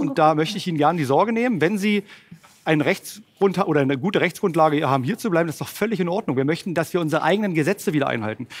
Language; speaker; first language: German; native; German